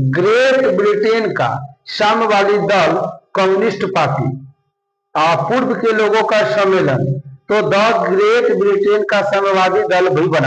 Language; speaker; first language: Hindi; non-native, local second language; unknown